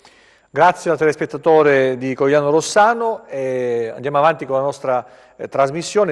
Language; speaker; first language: Italian; native; Italian